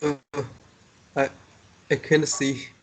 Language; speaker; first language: English; non-native, learner; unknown